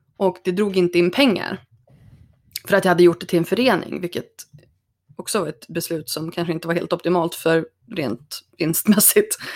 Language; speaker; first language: Swedish; native; Swedish